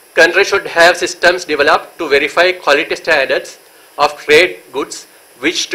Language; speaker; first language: English; non-native, local second language; Sinhala